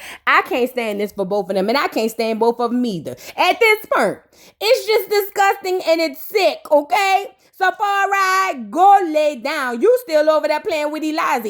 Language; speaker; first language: English; native; English